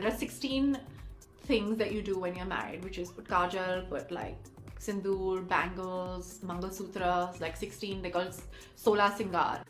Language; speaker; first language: English; non-native, local second language; Hindi